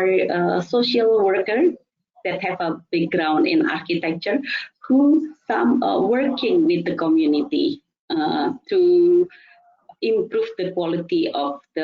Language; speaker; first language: English; non-native, fluent; Indonesian